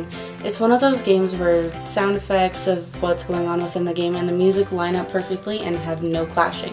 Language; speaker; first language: English; native; English